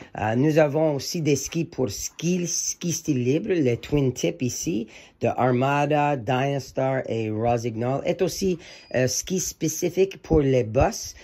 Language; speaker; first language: French; non-native, learner; English